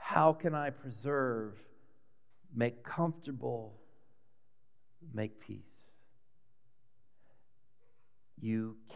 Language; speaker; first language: English; native; English